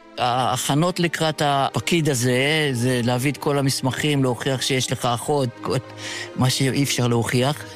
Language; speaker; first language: Hebrew; early bilingual, other home language; Yiddish